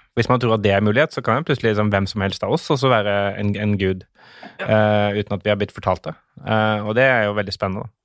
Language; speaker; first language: Norwegian; native; Norwegian